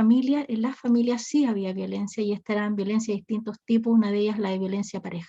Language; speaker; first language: Spanish; native; Spanish